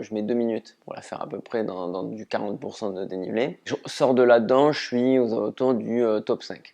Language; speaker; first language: French; native; French